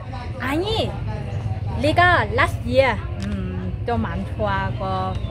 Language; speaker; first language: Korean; non-native, learner; Vietnamese